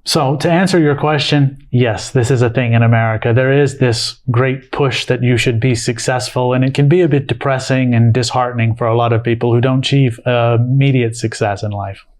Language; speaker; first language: English; native; English